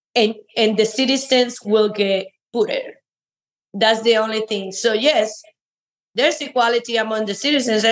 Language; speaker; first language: English; non-native, fluent; Spanish